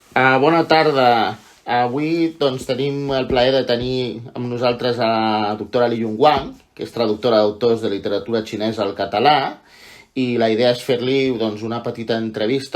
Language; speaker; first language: Catalan; native; Catalan